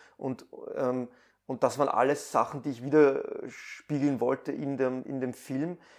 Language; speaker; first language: German; early bilingual, other home language; Persian